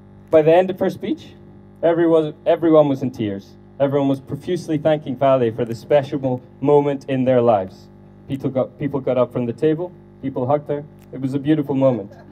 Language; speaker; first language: English; native; English